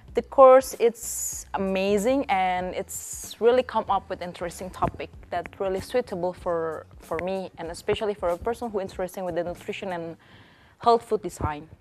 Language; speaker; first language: English; non-native, fluent; Indonesian